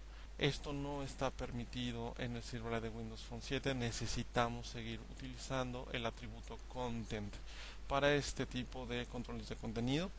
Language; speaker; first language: Spanish; native; Spanish